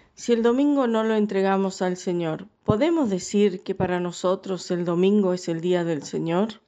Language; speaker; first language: Spanish; non-native, fluent; English